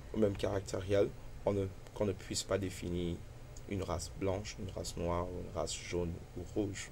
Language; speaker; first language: French; non-native, local second language; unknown